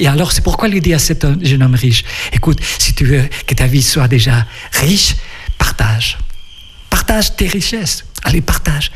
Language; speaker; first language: French; non-native, fluent; Spanish